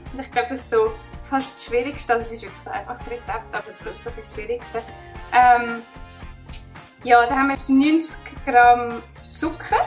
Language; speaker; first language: German; native; German